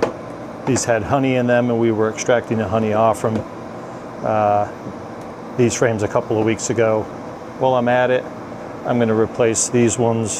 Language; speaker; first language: English; native; English